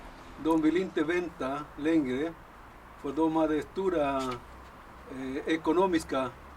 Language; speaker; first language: Swedish; non-native, fluent; Spanish